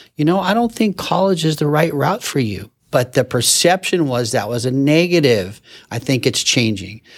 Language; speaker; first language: English; native; English